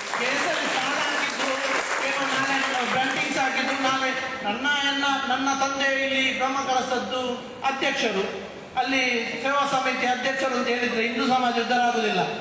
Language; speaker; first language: Kannada; non-native, local second language; Badaga